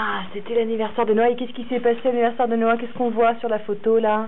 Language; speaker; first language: French; native; French